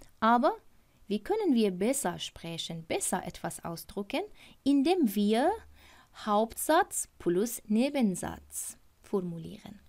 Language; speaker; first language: German; non-native, fluent; Persian